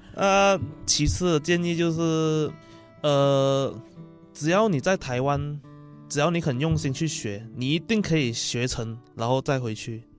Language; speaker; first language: Chinese; native; Chinese